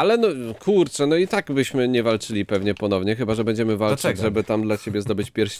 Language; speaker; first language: Polish; native; Polish